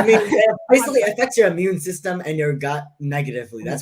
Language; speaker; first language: English; native; English